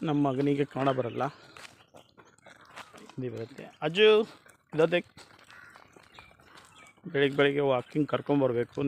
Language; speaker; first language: Kannada; non-native, local second language; Urdu